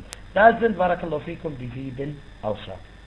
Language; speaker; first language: German; non-native, fluent; Arabic